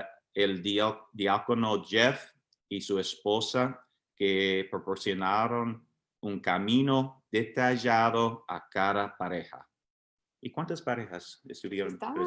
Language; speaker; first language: Spanish; non-native, fluent; English